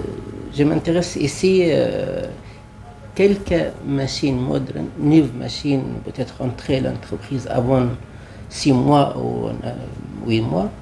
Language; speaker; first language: French; non-native, learner; Arabic